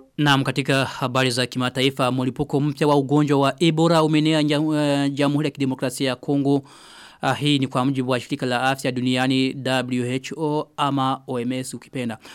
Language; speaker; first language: Swahili; non-native, local second language; Rundi